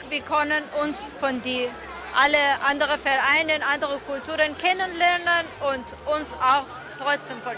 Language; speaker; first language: German; non-native, learner; Persian